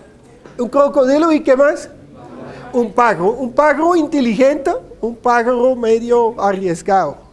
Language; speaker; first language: Spanish; non-native, fluent; Dutch